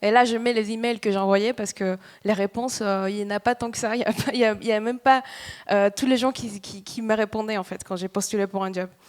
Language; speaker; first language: French; non-native, fluent; Spanish